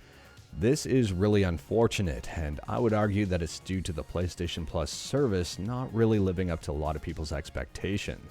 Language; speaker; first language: English; native; English